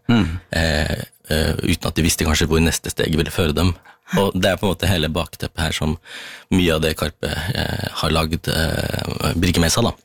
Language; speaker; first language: Norwegian; early bilingual, other home language; Tamil